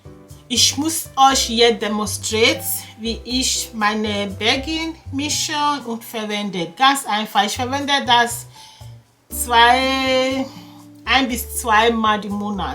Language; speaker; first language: German; non-native, learner; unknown